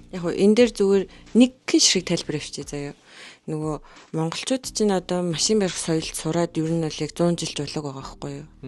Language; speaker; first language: Mongolian; native; Mongolian